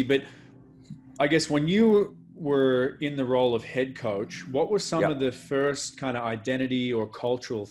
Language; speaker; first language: English; native; English